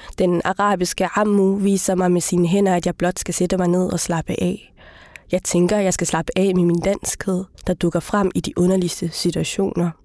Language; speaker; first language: Danish; early bilingual, other home language; Somali